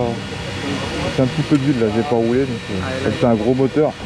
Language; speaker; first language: French; native; French